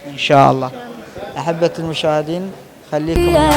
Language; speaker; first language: Arabic; native; Arabic